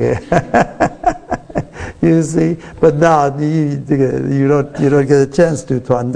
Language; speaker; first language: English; non-native, fluent; Chinese